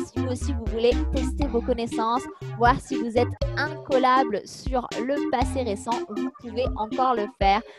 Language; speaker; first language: French; native; French